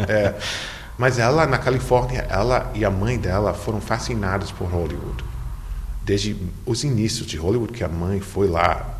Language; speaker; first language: Portuguese; non-native, fluent; English